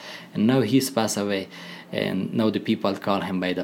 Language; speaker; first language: English; non-native, learner; Persian